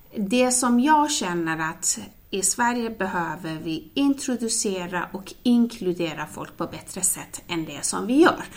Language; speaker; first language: Swedish; non-native, fluent; Persian